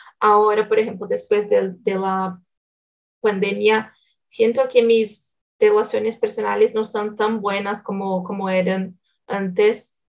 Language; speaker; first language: Spanish; non-native, learner; Portuguese